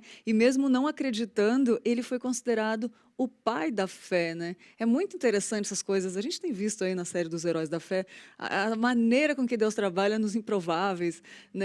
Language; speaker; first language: Portuguese; native; Portuguese